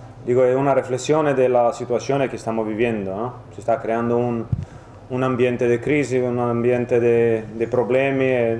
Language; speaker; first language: Italian; non-native, fluent; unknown